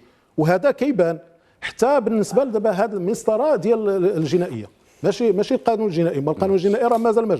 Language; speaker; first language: Arabic; native; Arabic